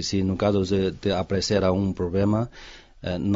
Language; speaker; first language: Portuguese; non-native, fluent; Chinese